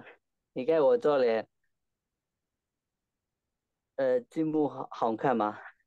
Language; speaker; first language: Chinese; non-native, learner; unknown